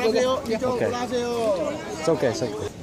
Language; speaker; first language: English; non-native, learner; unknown